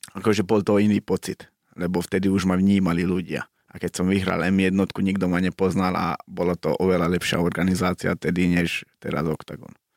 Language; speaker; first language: Slovak; non-native, local second language; Hungarian